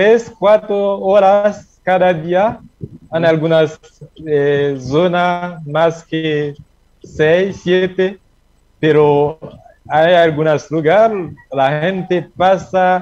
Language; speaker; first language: Spanish; non-native, learner; Haitian Creole